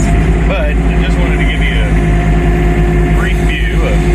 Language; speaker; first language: English; native; English